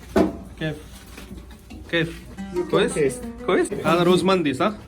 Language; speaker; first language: Arabic; non-native, learner; Malayalam